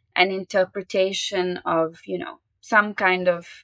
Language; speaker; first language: English; native; English